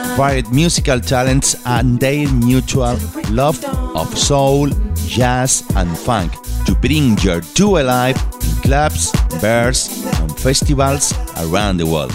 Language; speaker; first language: English; non-native, learner; Spanish